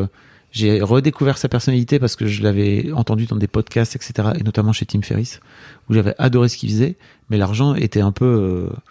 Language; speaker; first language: French; native; French